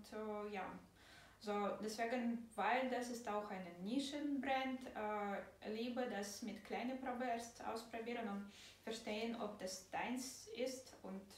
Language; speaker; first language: German; non-native, fluent; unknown